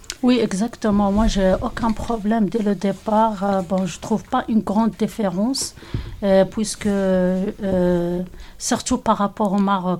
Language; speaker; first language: French; non-native, local second language; Arabic